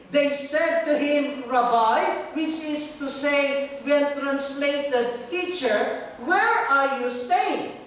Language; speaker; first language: English; non-native, local second language; Filipino